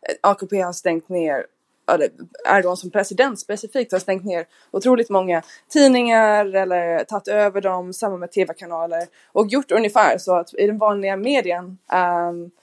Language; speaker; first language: Swedish; non-native, fluent; English